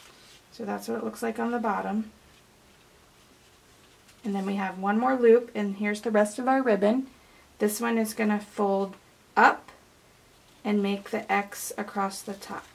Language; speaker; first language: English; native; English